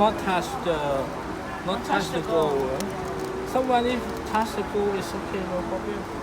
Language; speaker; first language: English; non-native, learner; Thai